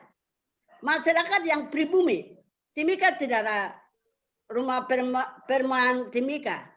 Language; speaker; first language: Indonesian; non-native, local second language; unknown